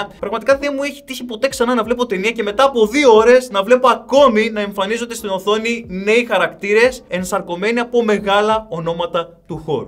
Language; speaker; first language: Greek; native; Greek